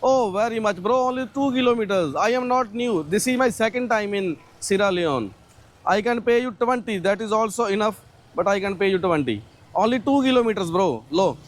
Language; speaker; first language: English; non-native, local second language; Punjabi